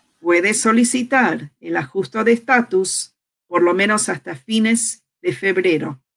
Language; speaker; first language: Spanish; non-native, fluent; English